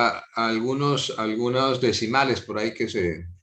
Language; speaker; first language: Spanish; native; Spanish